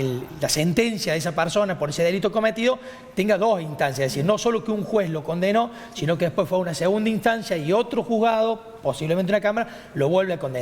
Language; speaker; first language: Spanish; native; Spanish